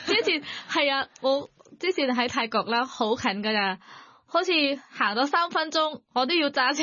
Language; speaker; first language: Cantonese; non-native, learner; Thai